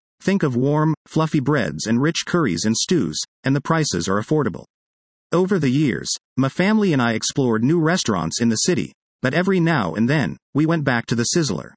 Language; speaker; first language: English; early bilingual, other home language; Persian